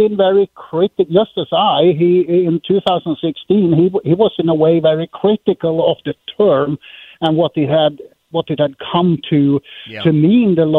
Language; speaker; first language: English; non-native, fluent; Swedish